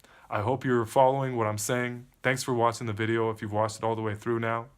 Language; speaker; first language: English; native; English